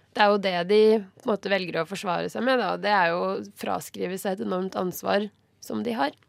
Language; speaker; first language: Norwegian; native; Norwegian